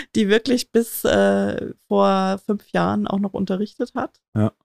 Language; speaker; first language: German; native; German